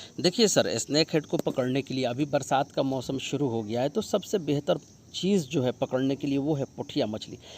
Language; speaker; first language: Hindi; native; Hindi